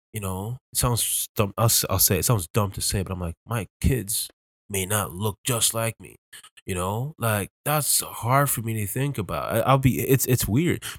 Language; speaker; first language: English; early bilingual, other home language; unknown